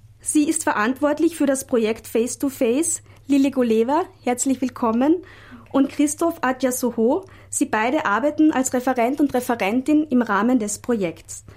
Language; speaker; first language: German; native; German